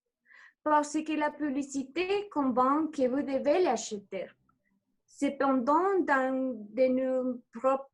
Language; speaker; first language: French; non-native, learner; Spanish